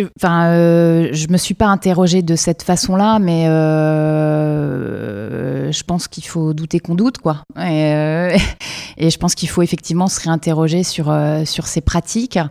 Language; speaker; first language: French; native; French